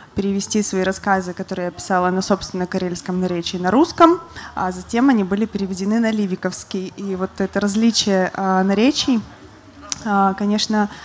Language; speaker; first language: Russian; native; Russian